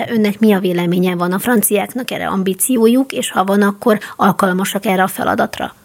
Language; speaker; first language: Hungarian; native; Hungarian